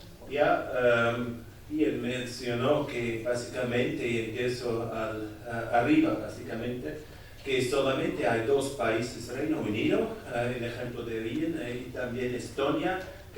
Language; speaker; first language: Spanish; non-native, fluent; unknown